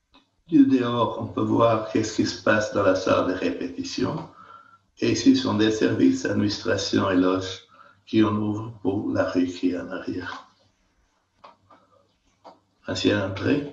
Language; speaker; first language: French; non-native, fluent; Portuguese